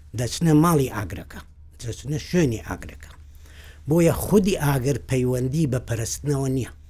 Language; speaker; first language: Central Kurdish; native; Central Kurdish